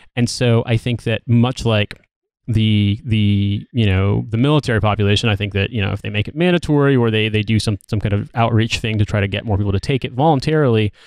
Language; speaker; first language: English; native; English